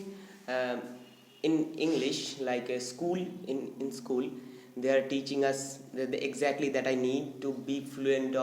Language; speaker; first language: English; non-native, learner; Bangla